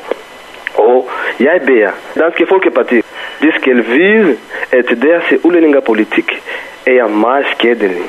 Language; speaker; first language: Danish; non-native, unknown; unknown